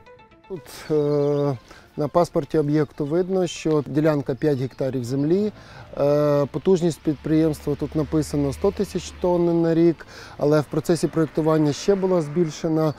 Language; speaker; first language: Ukrainian; native; Ukrainian